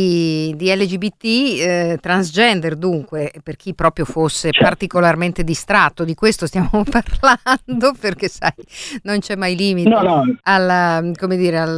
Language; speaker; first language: Italian; native; Italian